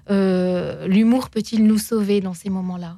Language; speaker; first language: French; native; French